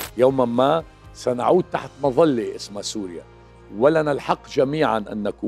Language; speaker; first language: Arabic; native; Arabic